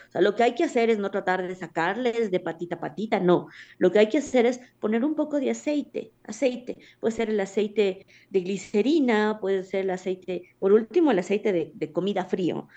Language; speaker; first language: Spanish; native; Spanish